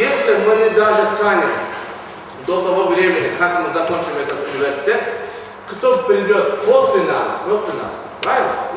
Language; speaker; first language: Russian; non-native, learner; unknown